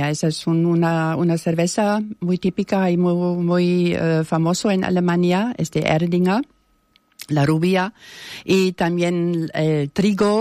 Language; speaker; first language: Spanish; non-native, fluent; German